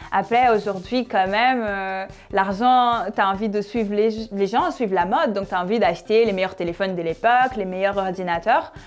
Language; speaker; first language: French; non-native, fluent; Portuguese